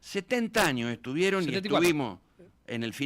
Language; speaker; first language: Spanish; native; Spanish